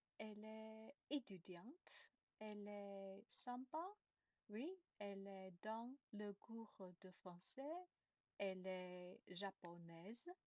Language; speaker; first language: French; non-native, learner; Chinese